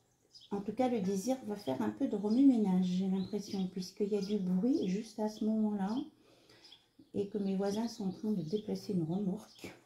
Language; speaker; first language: French; native; French